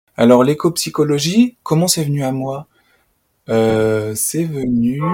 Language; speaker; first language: French; native; French